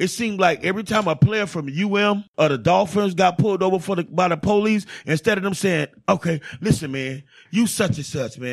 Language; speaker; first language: English; native; English